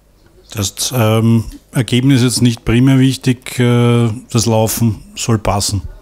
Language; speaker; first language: German; native; German